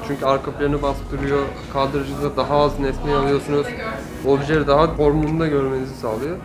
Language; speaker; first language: Turkish; native; Turkish